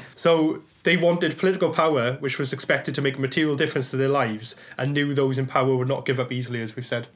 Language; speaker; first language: English; native; English